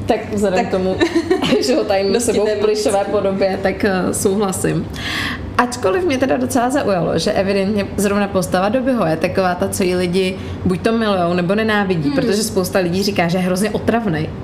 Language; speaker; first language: Czech; native; Czech